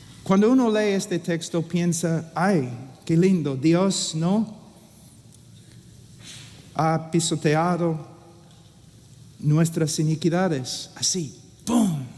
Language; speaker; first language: Spanish; non-native, fluent; English